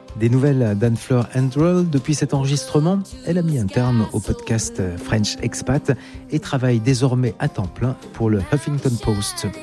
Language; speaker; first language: French; native; French